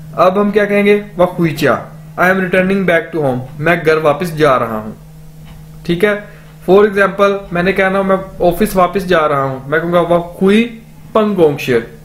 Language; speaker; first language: Urdu; non-native, local second language; Punjabi